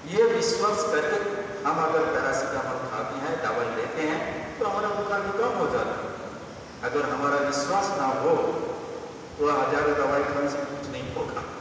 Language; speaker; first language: Hindi; non-native, local second language; Bangla